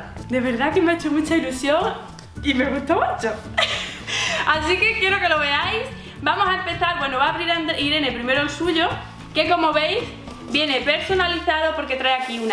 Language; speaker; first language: Spanish; native; Spanish